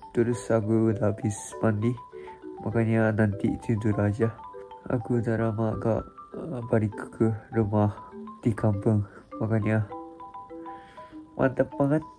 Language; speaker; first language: Indonesian; non-native, fluent; Japanese